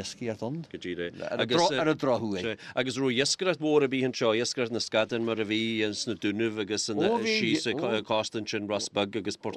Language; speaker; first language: Irish; native; Irish